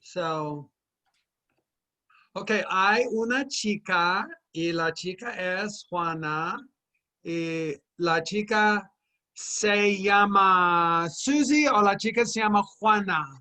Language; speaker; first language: Spanish; non-native, fluent; English